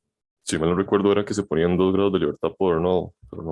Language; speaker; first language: Spanish; native; Spanish